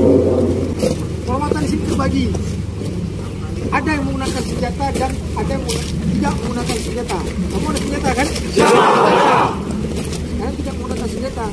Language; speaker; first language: Indonesian; native; Indonesian